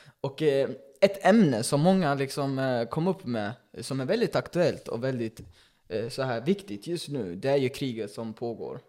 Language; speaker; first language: Swedish; early bilingual, other home language; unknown